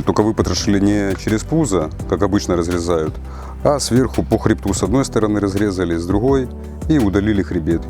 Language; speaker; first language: Russian; native; Russian